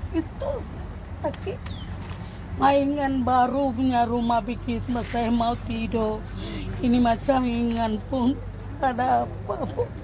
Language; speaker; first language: Malay; non-native, learner; Tamil